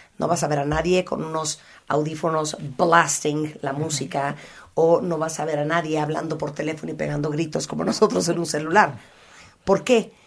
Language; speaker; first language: Spanish; native; Spanish